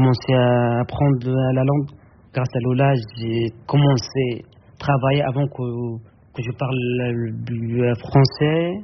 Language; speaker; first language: French; non-native, learner; Arabic